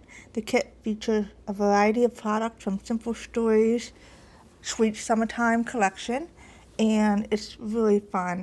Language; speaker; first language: English; native; English